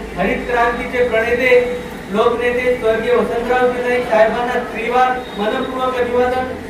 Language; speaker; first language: Marathi; native; Marathi